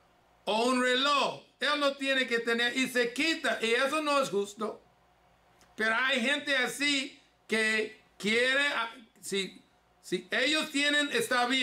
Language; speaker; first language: Spanish; early bilingual, heritage; English